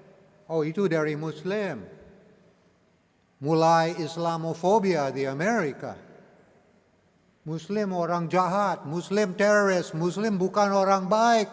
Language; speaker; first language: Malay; non-native, learner; English